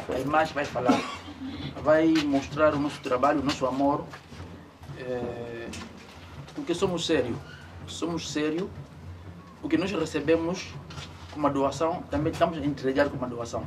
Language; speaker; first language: Portuguese; native; Portuguese